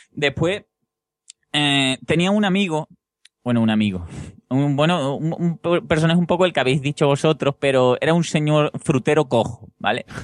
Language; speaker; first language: Spanish; native; Spanish